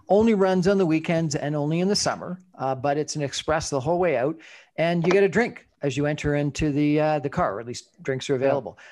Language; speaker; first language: English; native; English